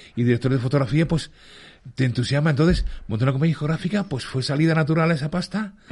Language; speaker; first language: Spanish; early bilingual, other home language; English